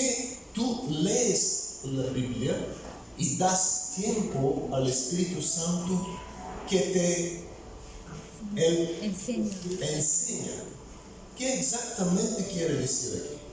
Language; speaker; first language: Spanish; non-native, fluent; Bulgarian